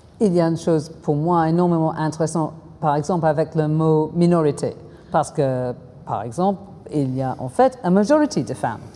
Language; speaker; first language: French; non-native, fluent; English